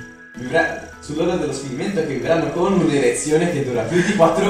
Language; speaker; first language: Italian; native; Italian